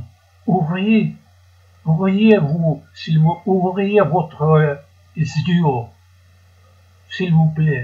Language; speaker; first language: French; non-native, learner; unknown